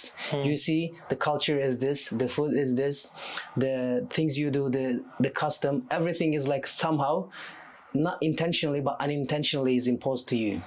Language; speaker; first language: English; non-native, fluent; Turkish